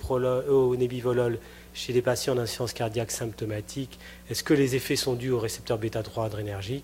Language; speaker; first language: French; native; French